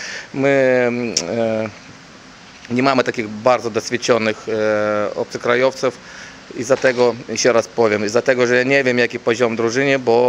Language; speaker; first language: Polish; non-native, learner; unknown